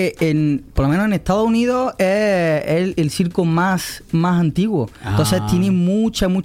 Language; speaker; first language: Spanish; native; Spanish